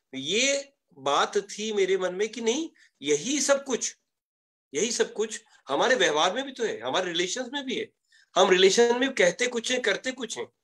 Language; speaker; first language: Hindi; native; Hindi